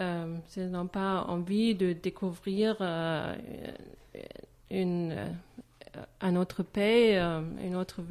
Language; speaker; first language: French; non-native, fluent; German